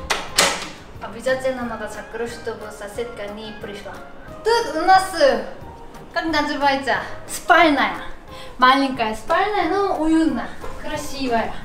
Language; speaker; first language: Russian; non-native, fluent; Korean